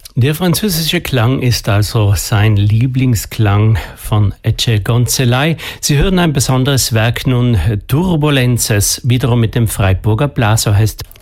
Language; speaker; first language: German; native; German